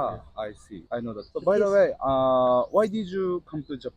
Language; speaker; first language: English; non-native, learner; Japanese